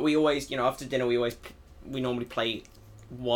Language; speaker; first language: English; native; English